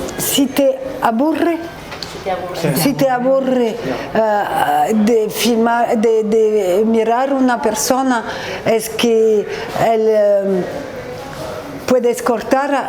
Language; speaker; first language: Spanish; non-native, learner; French